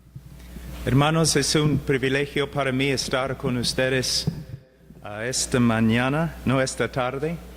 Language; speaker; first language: Spanish; non-native, fluent; English